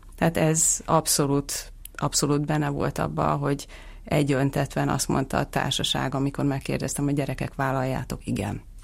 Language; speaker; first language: Hungarian; native; Hungarian